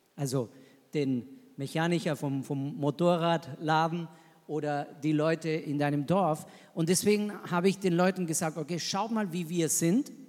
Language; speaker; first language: German; non-native, fluent; Spanish